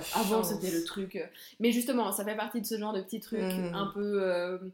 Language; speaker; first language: French; native; French